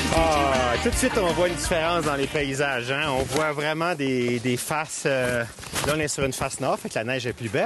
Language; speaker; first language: French; native; French